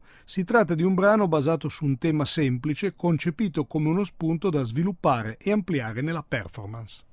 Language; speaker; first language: Italian; native; Italian